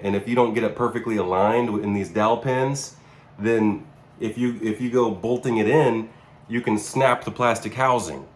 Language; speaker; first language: English; native; English